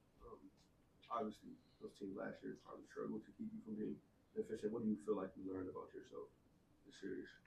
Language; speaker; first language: English; native; English